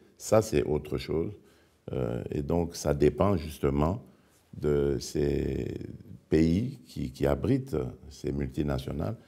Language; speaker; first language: French; non-native, local second language; Lingala